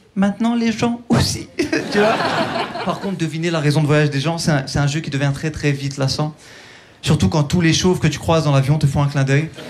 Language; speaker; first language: French; early bilingual, other home language; Turkish